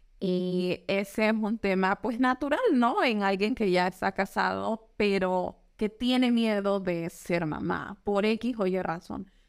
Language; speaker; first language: Spanish; native; Spanish